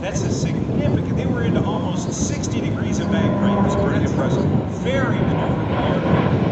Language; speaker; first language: English; native; English